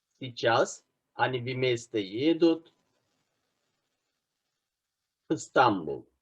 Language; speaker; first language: Russian; non-native, fluent; Turkish